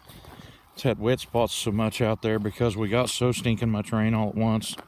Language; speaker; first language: English; native; English